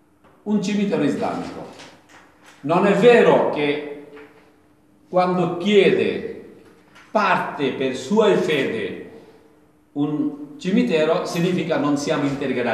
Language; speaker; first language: Italian; non-native, learner; Bangla